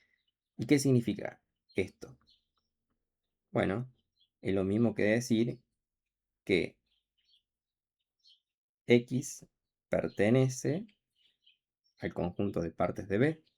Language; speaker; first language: Spanish; native; Spanish